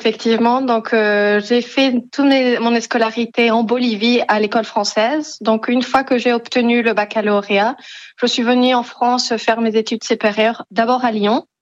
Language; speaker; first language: French; non-native, fluent; Spanish